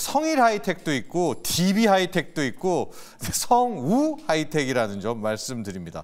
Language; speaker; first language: Korean; native; Korean